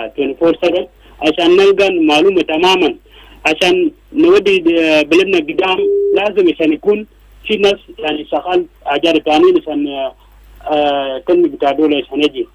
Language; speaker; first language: Arabic; non-native, local second language; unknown